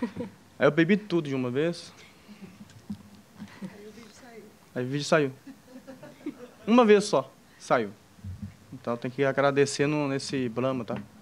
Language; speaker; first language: Portuguese; non-native, fluent; Chinese